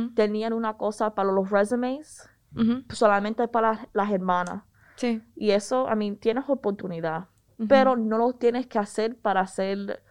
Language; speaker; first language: Spanish; early bilingual, heritage; Spanish